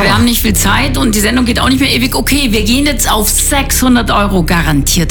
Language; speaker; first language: German; native; German